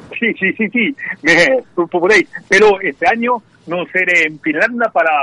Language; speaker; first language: Spanish; non-native, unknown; French